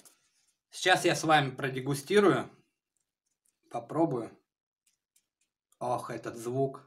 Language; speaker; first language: Russian; native; Russian